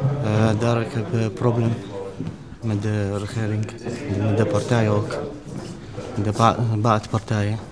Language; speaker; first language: Dutch; non-native, learner; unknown